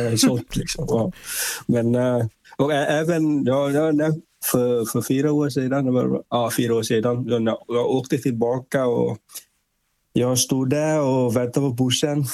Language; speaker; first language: Swedish; non-native, fluent; Vietnamese